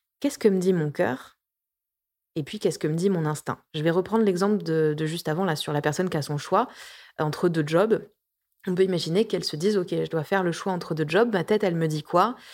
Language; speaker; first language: French; native; French